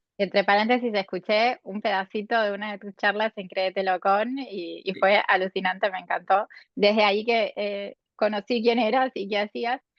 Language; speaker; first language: Spanish; native; Spanish